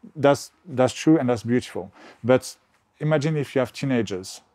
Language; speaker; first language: English; non-native, fluent; French